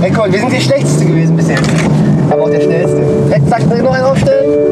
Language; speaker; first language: German; native; German